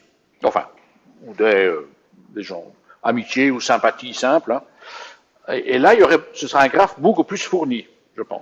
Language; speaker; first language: French; native; French